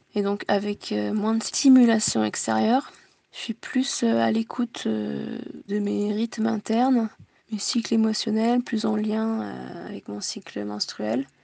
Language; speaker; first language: French; early bilingual, heritage; Japanese